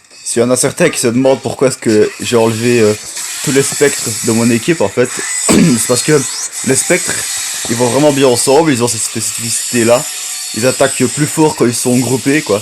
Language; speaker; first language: French; native; French